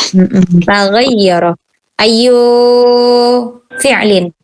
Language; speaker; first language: Arabic; non-native, fluent; Indonesian